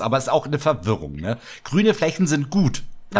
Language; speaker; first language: German; native; German